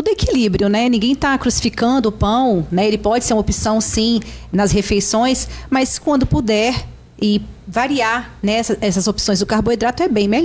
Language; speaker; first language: Portuguese; native; Portuguese